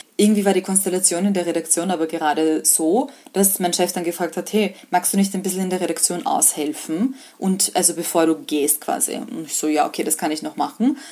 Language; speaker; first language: German; early bilingual, other home language; Serbian